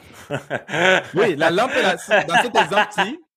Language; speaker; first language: French; non-native, local second language; Fon